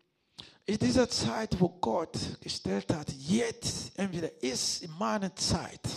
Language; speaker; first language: German; non-native, learner; Lingala